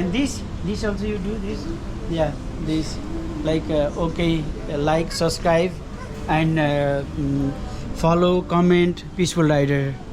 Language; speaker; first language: English; non-native, learner; Nepali